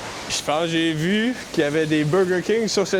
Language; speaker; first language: French; native; French